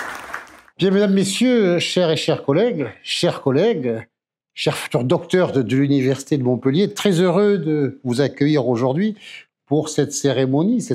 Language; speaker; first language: French; native; French